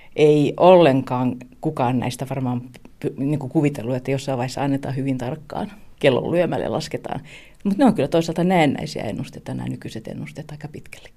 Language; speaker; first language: Finnish; native; Finnish